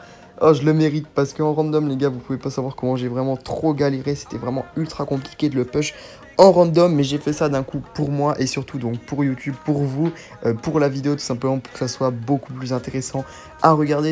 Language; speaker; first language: French; native; French